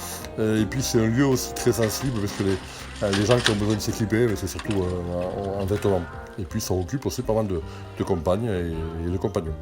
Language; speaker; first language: French; native; French